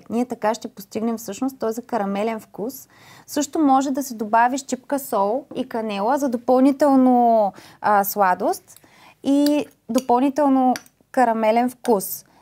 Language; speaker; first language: Bulgarian; native; Bulgarian